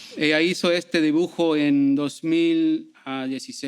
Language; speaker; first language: Spanish; early bilingual, heritage; Spanish